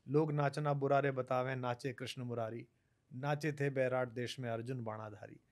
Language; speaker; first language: Hindi; native; Hindi